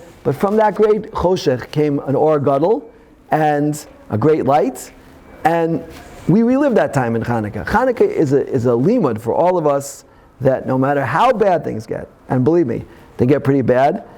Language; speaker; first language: English; native; English